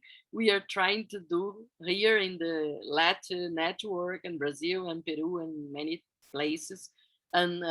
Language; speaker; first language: English; non-native, fluent; Portuguese